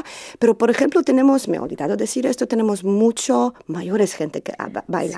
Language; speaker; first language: Spanish; non-native, learner; Polish